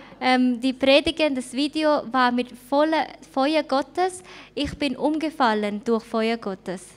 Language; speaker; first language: German; non-native, fluent; Thai